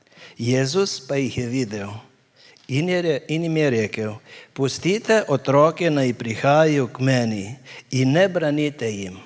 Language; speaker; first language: Slovenian; native; Slovenian